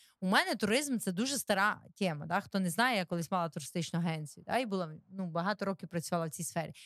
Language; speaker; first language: Ukrainian; native; Ukrainian